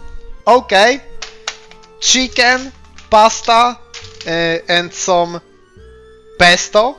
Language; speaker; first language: English; non-native, learner; Polish